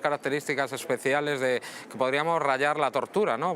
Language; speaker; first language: Spanish; native; Spanish